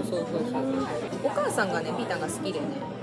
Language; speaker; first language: Japanese; native; Japanese